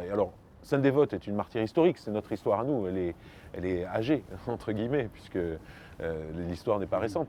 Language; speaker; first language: French; native; French